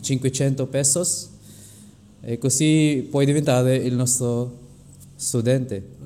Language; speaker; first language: Italian; non-native, fluent; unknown